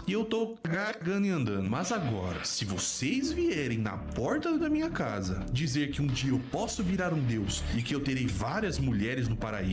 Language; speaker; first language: Portuguese; native; Portuguese